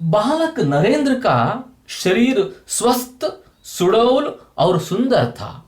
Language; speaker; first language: Hindi; non-native, local second language; Kannada